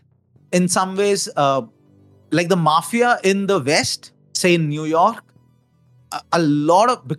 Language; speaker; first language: English; non-native, local second language; Hindi